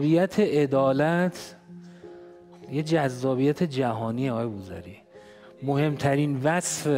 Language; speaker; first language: Persian; native; Persian